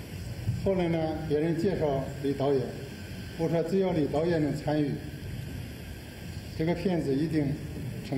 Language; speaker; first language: Chinese; native; Chinese